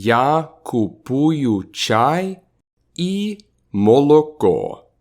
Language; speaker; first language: Ukrainian; non-native, fluent; English